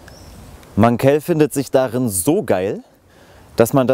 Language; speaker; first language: German; native; German